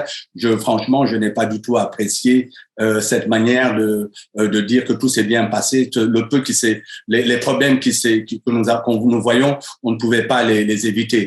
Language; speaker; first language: French; native; French